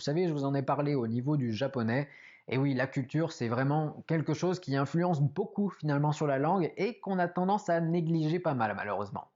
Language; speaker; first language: French; native; French